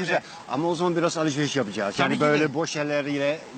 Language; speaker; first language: Turkish; non-native, learner; Dutch